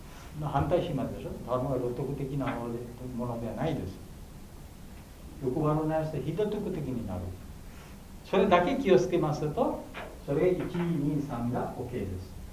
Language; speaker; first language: Japanese; non-native, learner; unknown